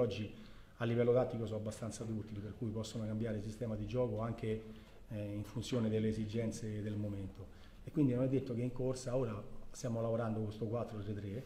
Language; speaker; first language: Italian; native; Italian